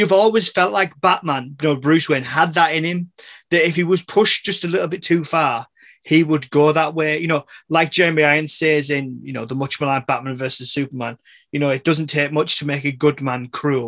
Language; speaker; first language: English; native; English